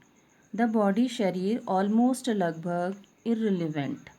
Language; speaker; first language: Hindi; native; Hindi